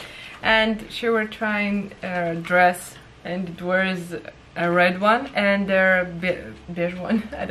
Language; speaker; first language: English; non-native, learner; Russian